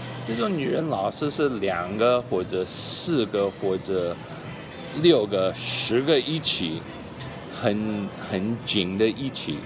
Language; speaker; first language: Chinese; early bilingual, heritage; English